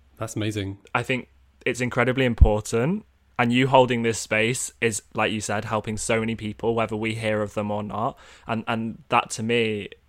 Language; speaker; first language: English; native; English